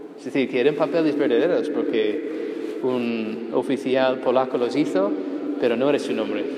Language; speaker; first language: Spanish; non-native, fluent; English